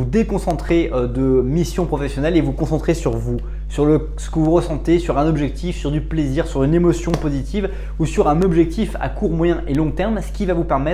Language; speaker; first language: French; native; French